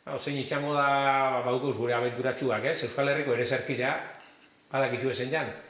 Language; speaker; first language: Basque; native; Basque